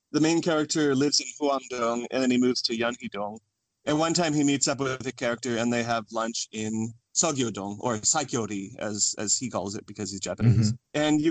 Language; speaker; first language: English; native; English